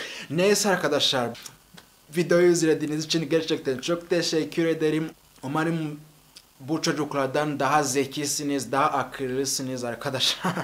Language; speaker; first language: Turkish; native; Turkish